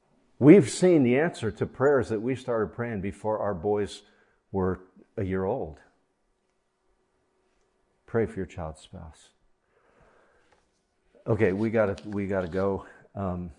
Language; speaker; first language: English; native; English